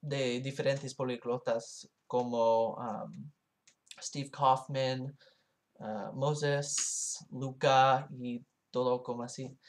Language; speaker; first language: Spanish; non-native, learner; English